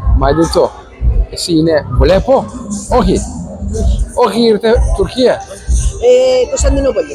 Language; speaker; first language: Greek; non-native, learner; Turkish